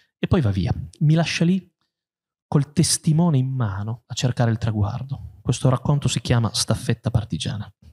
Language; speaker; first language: Italian; native; Italian